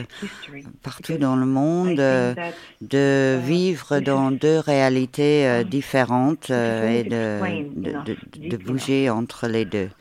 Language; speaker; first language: French; non-native, fluent; Ukrainian